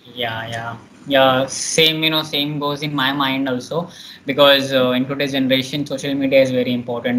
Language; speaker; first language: English; non-native, local second language; Hindi